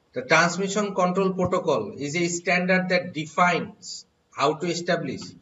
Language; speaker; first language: English; non-native, local second language; Bangla